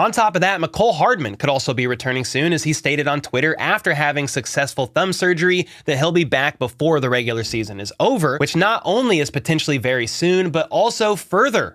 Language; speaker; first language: English; native; English